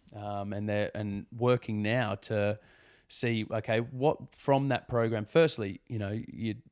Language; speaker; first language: English; native; English